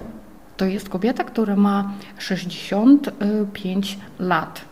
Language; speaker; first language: Polish; non-native, fluent; Ukrainian